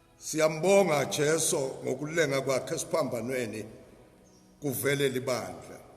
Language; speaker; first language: Zulu; non-native, local second language; Swati